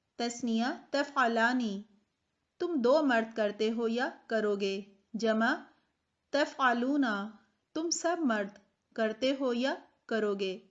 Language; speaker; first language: Urdu; native; Urdu